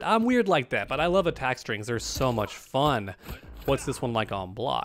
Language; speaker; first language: English; native; English